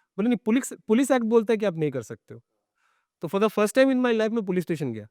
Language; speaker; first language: Hindi; non-native, local second language; Bangla